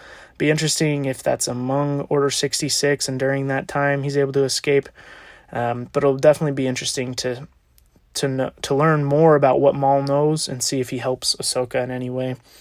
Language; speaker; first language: English; native; English